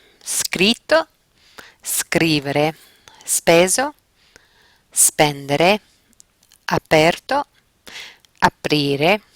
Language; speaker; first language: Italian; non-native, fluent; English